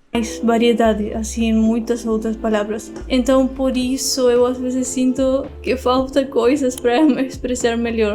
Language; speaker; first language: Portuguese; non-native, fluent; Spanish